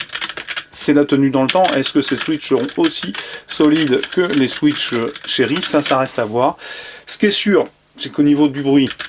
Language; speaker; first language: French; native; French